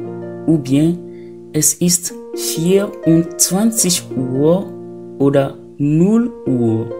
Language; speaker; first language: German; non-native, fluent; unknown